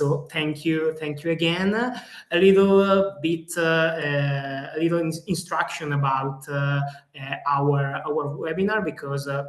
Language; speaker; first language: English; non-native, fluent; Italian